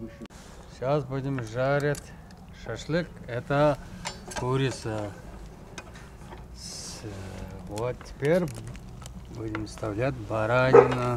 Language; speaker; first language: Russian; non-native, local second language; Uyghur